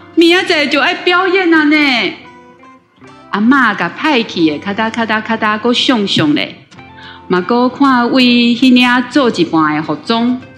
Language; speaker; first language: Chinese; native; Chinese